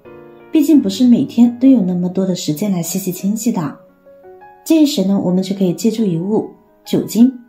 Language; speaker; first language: Chinese; native; Chinese